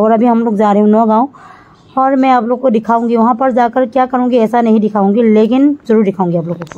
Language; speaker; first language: Hindi; non-native, local second language; Assamese